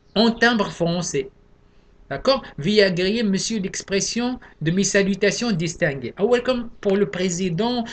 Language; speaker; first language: French; non-native, local second language; Arabic